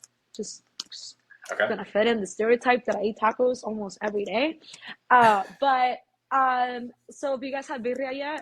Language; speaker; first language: English; early bilingual, other home language; Spanish